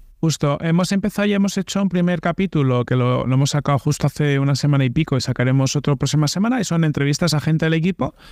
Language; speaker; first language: Spanish; native; Spanish